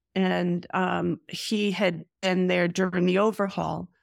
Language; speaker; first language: English; native; English